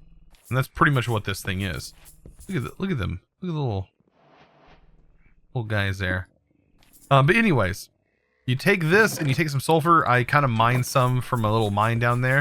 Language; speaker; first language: English; native; English